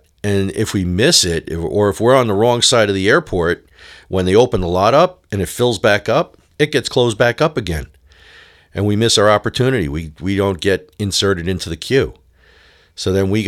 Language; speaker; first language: English; native; English